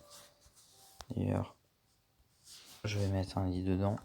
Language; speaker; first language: French; native; French